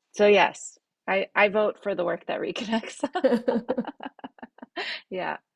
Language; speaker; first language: English; native; English